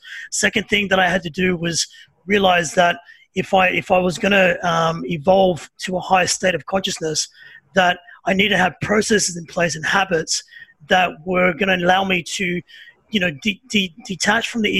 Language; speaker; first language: English; native; English